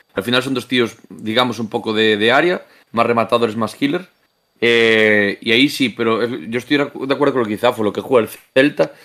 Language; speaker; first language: Spanish; native; Spanish